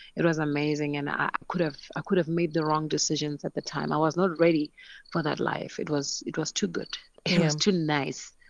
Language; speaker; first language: English; non-native, local second language; Northern Sotho